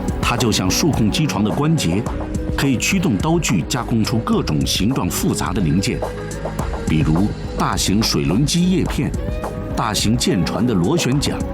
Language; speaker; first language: Chinese; native; Chinese